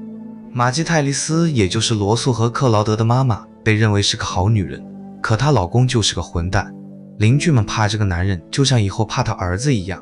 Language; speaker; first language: Chinese; native; Chinese